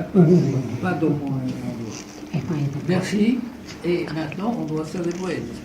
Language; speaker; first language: French; non-native, fluent; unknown